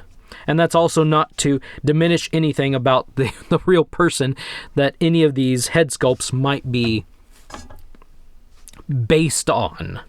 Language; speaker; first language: English; native; English